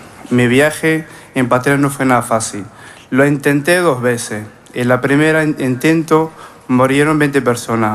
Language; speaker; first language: Spanish; non-native, fluent; Arabic